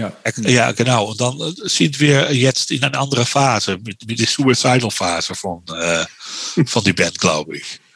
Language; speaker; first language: German; non-native, learner; Dutch